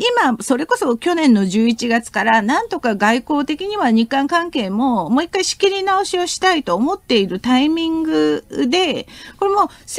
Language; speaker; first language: Japanese; non-native, fluent; Korean